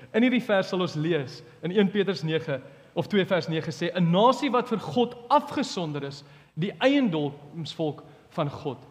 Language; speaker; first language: Afrikaans; early bilingual, other home language; English